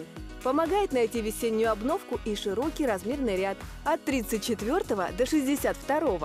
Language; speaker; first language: Russian; native; Russian